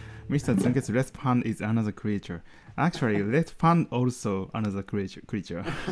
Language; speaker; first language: English; non-native, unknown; Japanese